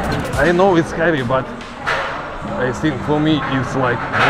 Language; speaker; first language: English; non-native, learner; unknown